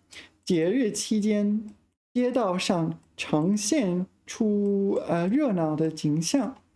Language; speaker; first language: Chinese; non-native, fluent; English